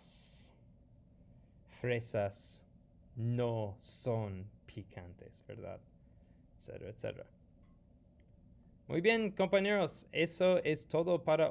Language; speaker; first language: Spanish; non-native, fluent; English